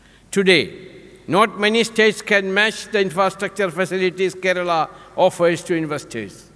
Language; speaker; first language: English; non-native, local second language; Malayalam